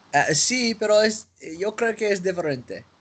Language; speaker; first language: Spanish; non-native, learner; English